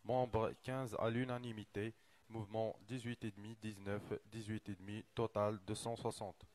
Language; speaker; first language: French; non-native, local second language; Arabic